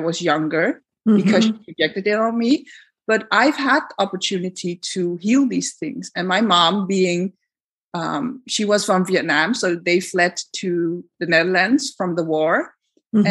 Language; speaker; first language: English; non-native, fluent; Dutch